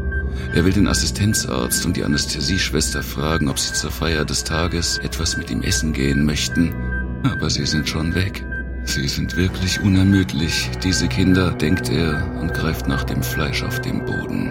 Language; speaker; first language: German; native; German